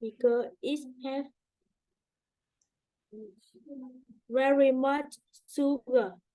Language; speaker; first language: English; non-native, learner; Vietnamese